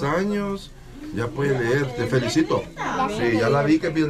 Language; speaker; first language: Spanish; native; Spanish